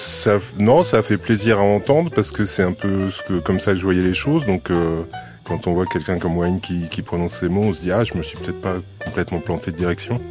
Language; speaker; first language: French; native; French